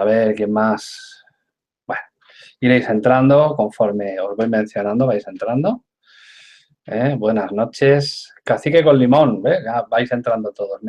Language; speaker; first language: Spanish; native; Spanish